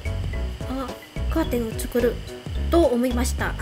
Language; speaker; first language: Japanese; non-native, learner; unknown